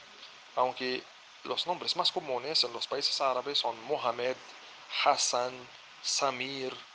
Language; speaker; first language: Spanish; non-native, fluent; Arabic